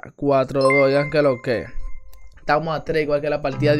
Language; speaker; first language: Spanish; native; Spanish